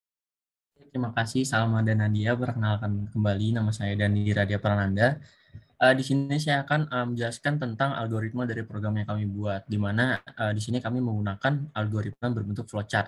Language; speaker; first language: Indonesian; native; Indonesian